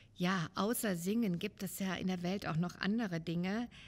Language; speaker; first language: German; native; German